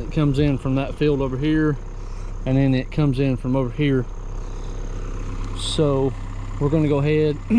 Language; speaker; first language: English; native; English